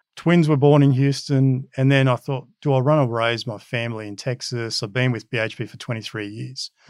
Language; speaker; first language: English; early bilingual, other home language; Macedonian